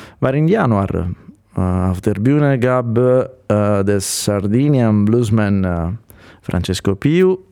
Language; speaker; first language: German; non-native, fluent; Italian